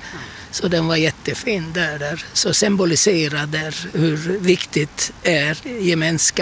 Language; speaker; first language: Swedish; non-native, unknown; Turkish